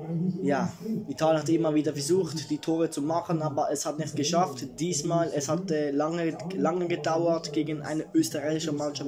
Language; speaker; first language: German; early bilingual, other home language; Italian